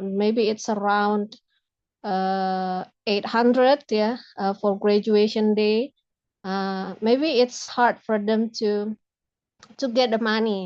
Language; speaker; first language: English; non-native, local second language; Indonesian